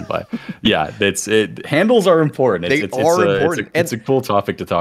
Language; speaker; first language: English; native; English